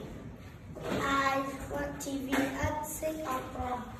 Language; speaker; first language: English; non-native, learner; Vietnamese